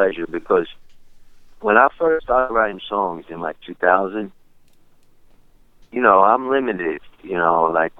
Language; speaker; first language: English; native; English